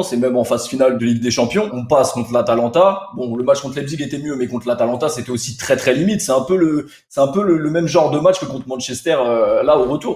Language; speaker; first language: French; native; French